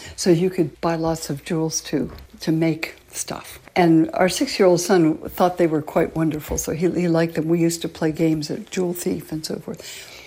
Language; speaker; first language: English; native; English